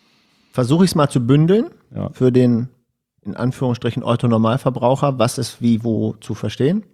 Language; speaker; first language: German; native; German